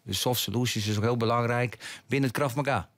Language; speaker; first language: Dutch; native; Dutch